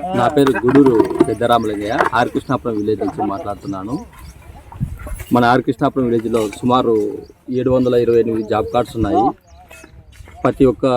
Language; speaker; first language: Telugu; native; Telugu